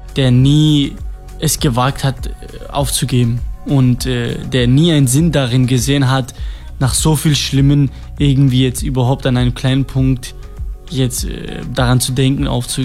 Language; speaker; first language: German; non-native, fluent; Kurdish